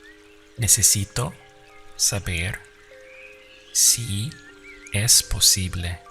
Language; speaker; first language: Spanish; non-native, fluent; English